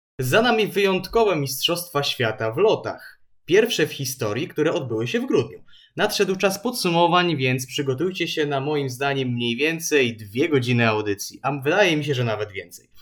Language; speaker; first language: Polish; native; Polish